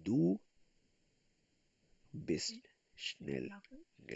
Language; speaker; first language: German; non-native, fluent; Urdu